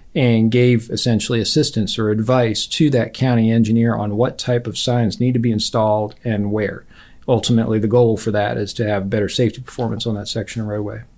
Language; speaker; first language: English; native; English